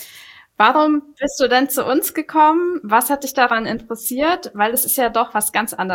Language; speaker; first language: German; native; German